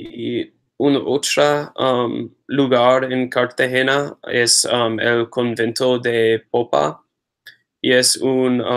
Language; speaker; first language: Spanish; non-native, learner; English